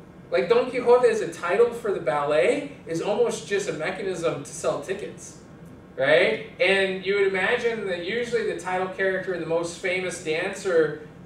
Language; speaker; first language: English; early bilingual, other home language; Spanish